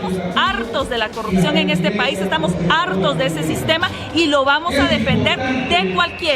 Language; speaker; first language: Spanish; native; Spanish